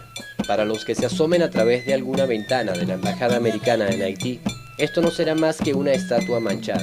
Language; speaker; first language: Spanish; native; Spanish